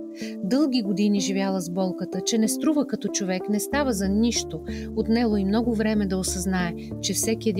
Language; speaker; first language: Bulgarian; native; Bulgarian